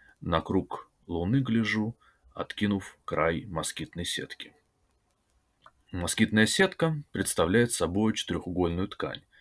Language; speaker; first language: Russian; native; Russian